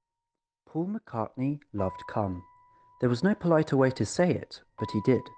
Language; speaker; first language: English; native; English